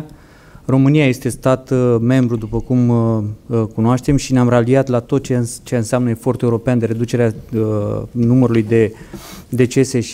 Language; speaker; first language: Romanian; native; Romanian